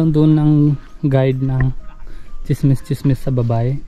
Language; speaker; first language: Filipino; non-native, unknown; Hindi